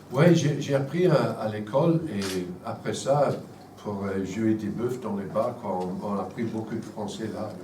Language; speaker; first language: French; non-native, fluent; English